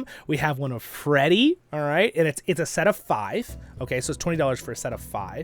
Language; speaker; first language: English; native; English